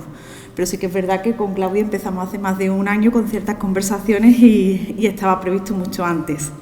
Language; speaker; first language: Spanish; native; Spanish